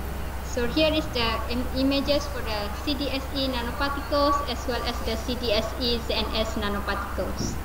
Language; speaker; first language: English; non-native, local second language; Malay